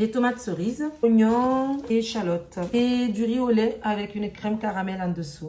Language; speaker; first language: French; native; French